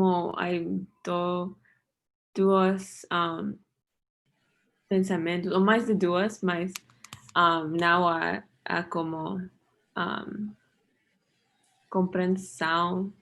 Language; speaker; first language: Portuguese; non-native, learner; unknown